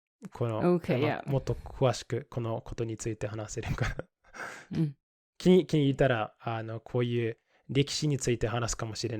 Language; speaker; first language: Japanese; non-native, fluent; English